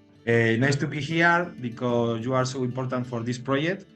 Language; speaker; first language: English; non-native, learner; Spanish